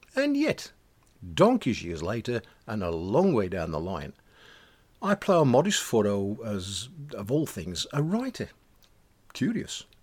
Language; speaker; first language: English; native; English